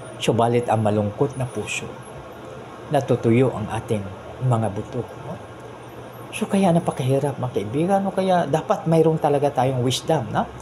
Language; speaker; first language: Filipino; non-native, local second language; Hiligaynon